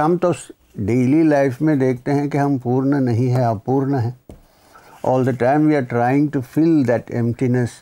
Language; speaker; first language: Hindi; non-native, local second language; Malayalam